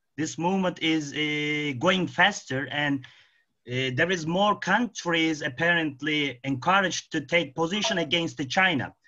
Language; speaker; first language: English; non-native, fluent; Arabic